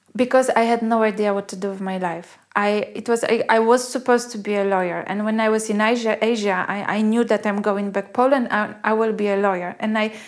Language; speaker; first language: English; non-native, fluent; Polish